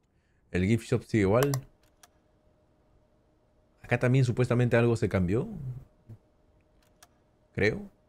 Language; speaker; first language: Spanish; native; Spanish